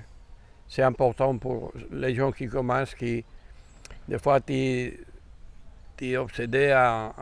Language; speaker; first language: French; non-native, fluent; Spanish